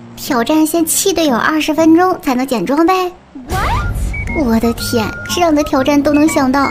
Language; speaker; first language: Chinese; native; Chinese